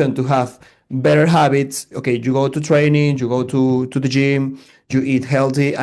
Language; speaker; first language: English; non-native, learner; Spanish